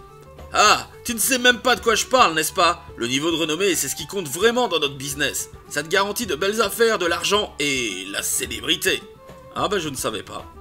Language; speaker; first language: French; native; French